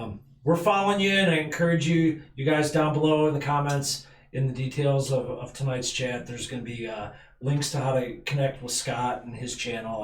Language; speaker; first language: English; native; English